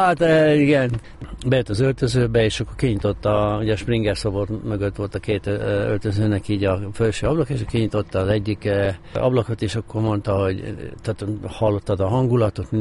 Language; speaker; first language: Hungarian; native; Hungarian